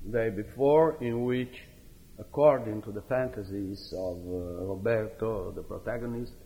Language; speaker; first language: English; non-native, fluent; Italian